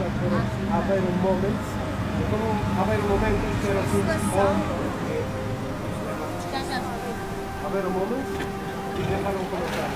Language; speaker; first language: French; non-native, learner; Portuguese